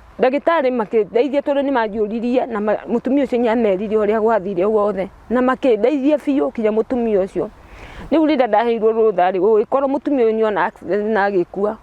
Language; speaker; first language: Kikuyu; non-native, local second language; Turkish